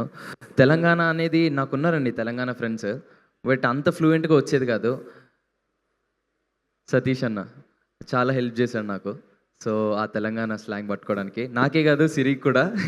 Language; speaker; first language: Telugu; native; Telugu